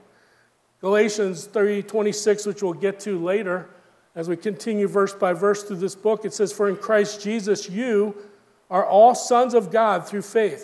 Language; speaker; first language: English; native; English